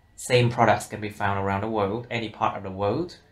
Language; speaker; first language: English; non-native, fluent; Vietnamese